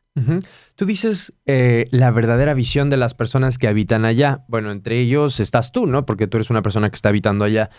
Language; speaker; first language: Spanish; native; Spanish